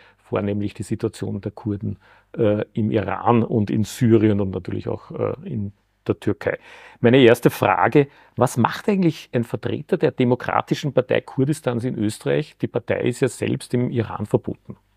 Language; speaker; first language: German; native; German